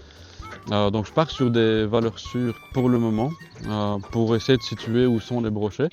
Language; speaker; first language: French; native; French